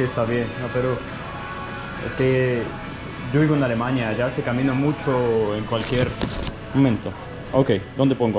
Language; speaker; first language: Spanish; non-native, fluent; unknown